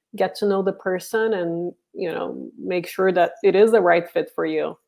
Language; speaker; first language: English; non-native, fluent; Portuguese